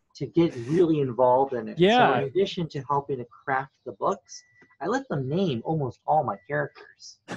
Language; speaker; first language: English; native; English